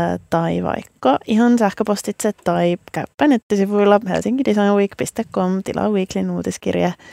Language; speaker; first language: Finnish; native; Finnish